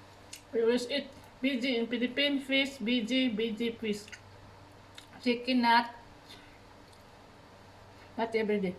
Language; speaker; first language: English; non-native, learner; Cebuano